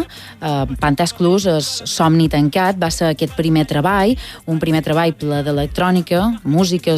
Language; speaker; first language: Catalan; native; Catalan